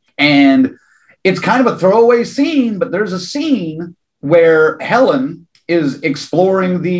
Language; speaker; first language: English; native; English